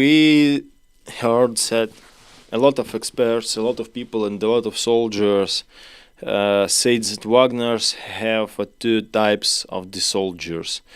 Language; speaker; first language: English; non-native, learner; Ukrainian